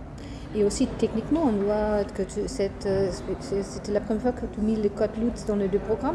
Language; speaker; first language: French; non-native, fluent; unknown